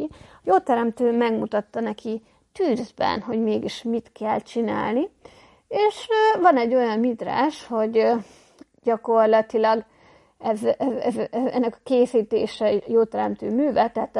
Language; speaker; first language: Hungarian; native; Hungarian